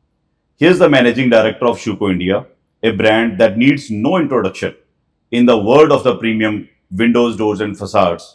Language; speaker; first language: English; non-native, local second language; Hindi